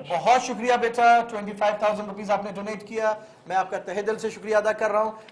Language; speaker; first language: Urdu; native; Urdu